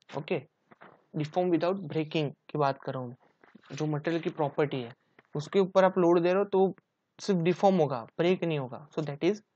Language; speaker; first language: Hindi; non-native, local second language; Gujarati